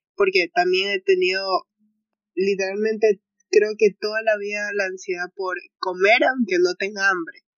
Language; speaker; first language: Spanish; native; Spanish